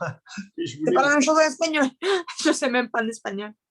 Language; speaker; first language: French; non-native, fluent; Spanish